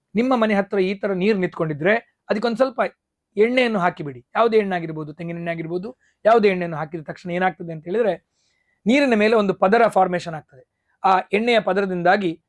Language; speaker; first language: Kannada; non-native, local second language; Tulu